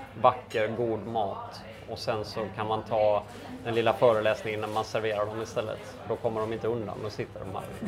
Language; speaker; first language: Swedish; native; Swedish